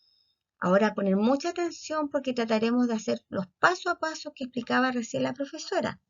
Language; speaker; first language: Spanish; native; Spanish